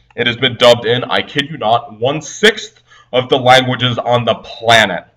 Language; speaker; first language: English; native; English